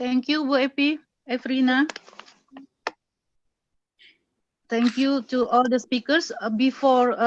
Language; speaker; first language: English; non-native, fluent; Indonesian